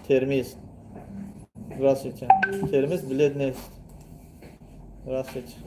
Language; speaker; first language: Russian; non-native, fluent; Tajik